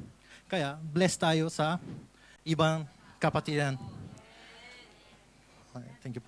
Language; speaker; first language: Filipino; non-native, learner; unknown